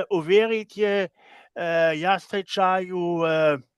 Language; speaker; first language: Russian; non-native, learner; German